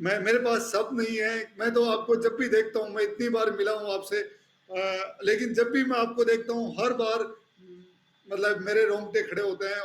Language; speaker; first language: Hindi; native; Hindi